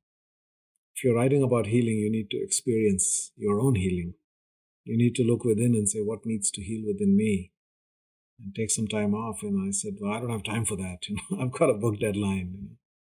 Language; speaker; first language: English; non-native, local second language; Hindi